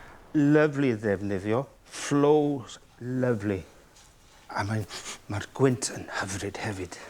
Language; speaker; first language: Welsh; non-native, local second language; English